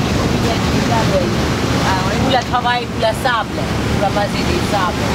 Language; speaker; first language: French; non-native, local second language; Burmese